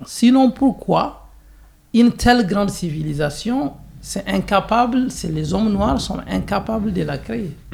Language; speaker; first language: French; non-native, local second language; Hausa